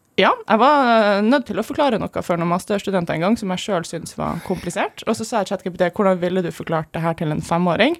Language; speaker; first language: Norwegian; early bilingual, other home language; German